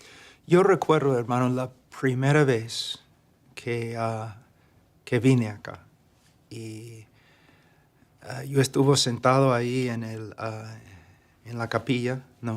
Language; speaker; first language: Spanish; non-native, fluent; English